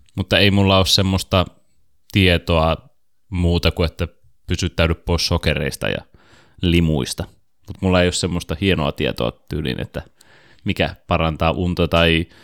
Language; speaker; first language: Finnish; native; Finnish